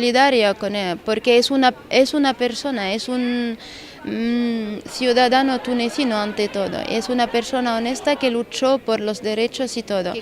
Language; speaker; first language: Spanish; non-native, fluent; Arabic